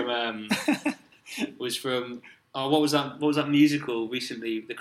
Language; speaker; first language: English; native; English